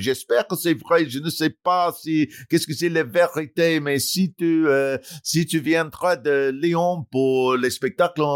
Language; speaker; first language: French; non-native, learner; English